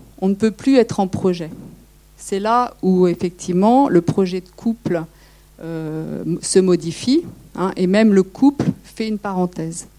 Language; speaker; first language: French; native; French